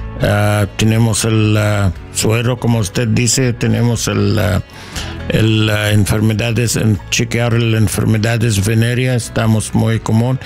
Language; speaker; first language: Spanish; non-native, learner; English